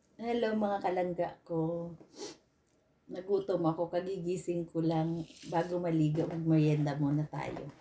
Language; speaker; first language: Filipino; native; Filipino